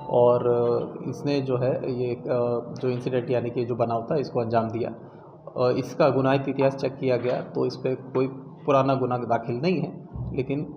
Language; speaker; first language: Hindi; non-native, local second language; Gujarati